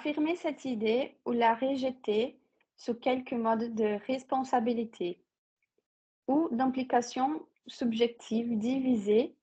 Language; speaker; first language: French; non-native, fluent; Portuguese